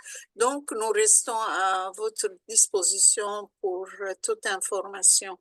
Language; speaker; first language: French; non-native, local second language; Arabic